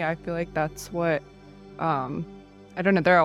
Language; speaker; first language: English; native; English